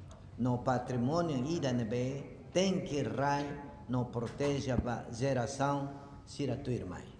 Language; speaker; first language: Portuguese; non-native, local second language; Tetum